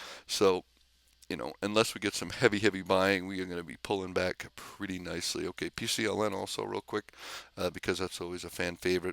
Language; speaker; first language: English; native; English